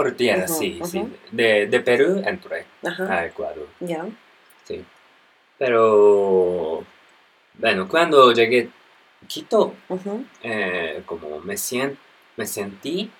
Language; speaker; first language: Spanish; non-native, learner; Japanese